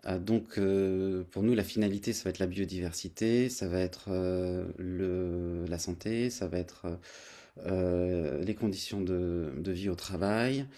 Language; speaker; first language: French; native; French